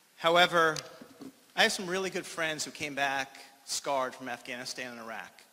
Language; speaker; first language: English; native; English